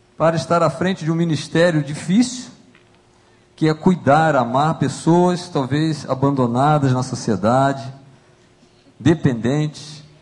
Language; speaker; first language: Portuguese; native; Portuguese